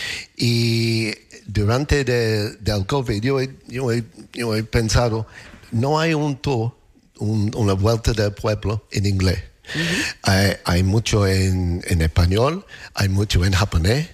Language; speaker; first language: Spanish; non-native, learner; English